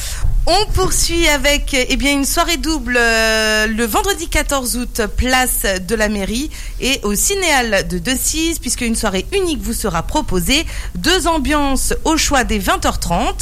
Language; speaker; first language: French; native; French